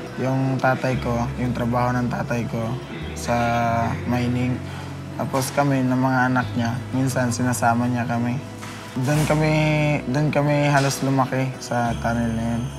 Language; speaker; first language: Filipino; non-native, local second language; Cebuano